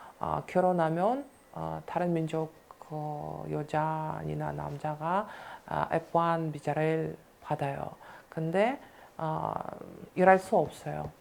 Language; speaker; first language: Korean; early bilingual, other home language; Russian